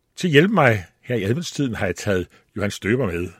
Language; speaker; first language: Danish; native; Danish